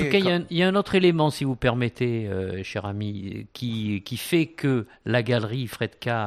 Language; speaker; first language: French; native; French